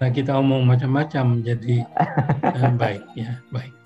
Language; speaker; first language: Indonesian; non-native, local second language; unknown